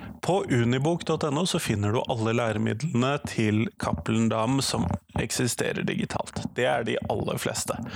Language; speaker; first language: Norwegian; native; Norwegian